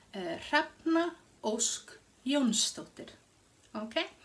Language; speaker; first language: English; non-native, fluent; Icelandic